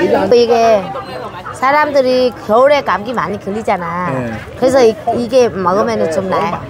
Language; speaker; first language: Korean; non-native, fluent; Vietnamese